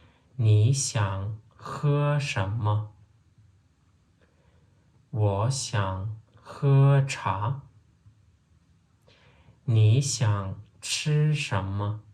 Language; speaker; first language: Chinese; non-native, fluent; Turkmen